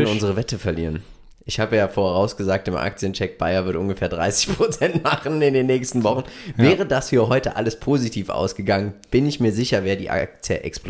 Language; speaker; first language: German; native; German